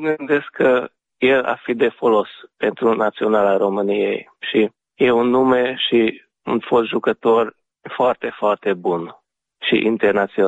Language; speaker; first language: Romanian; non-native, learner; Hungarian